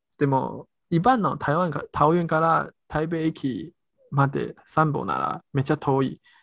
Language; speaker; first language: Japanese; non-native, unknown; Chinese